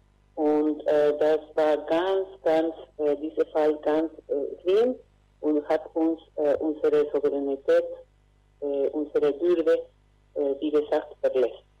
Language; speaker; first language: German; non-native, learner; Spanish